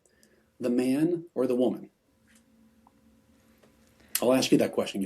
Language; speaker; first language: English; native; English